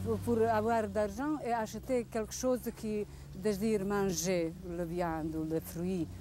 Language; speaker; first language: French; non-native, learner; Bosnian